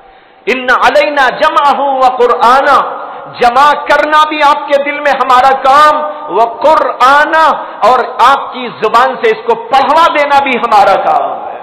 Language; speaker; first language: Urdu; native; Urdu